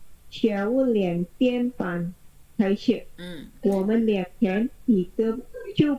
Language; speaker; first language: Chinese; non-native, learner; Indonesian